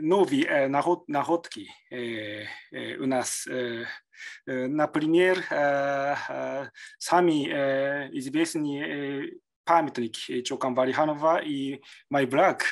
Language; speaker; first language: Russian; non-native, learner; Japanese